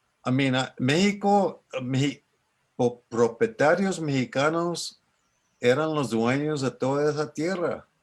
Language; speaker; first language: Spanish; early bilingual, other home language; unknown